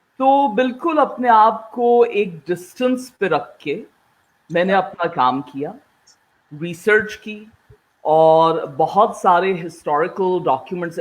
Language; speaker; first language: Urdu; non-native, local second language; Kashmiri